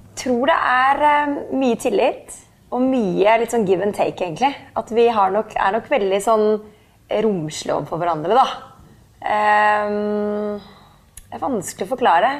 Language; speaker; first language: Norwegian; native; Norwegian